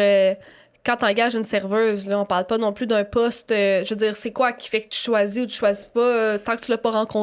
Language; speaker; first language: French; native; French